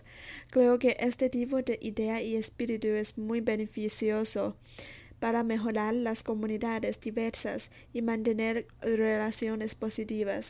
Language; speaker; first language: Spanish; non-native, learner; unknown